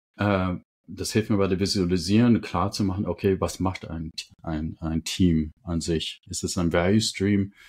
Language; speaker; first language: German; non-native, fluent; English